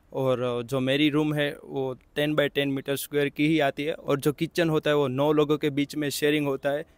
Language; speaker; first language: Hindi; non-native, local second language; Gujarati